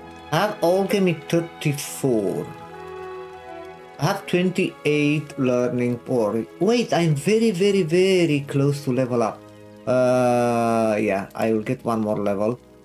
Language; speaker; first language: English; non-native, fluent; Romanian